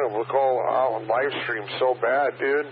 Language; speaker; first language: English; native; English